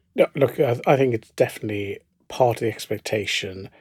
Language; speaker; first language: English; native; English